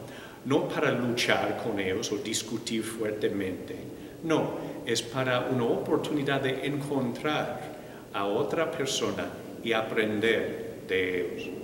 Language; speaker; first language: Spanish; non-native, fluent; English